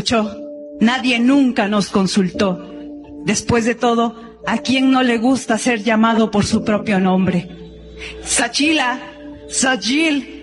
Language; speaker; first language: Spanish; non-native, local second language; Zapotec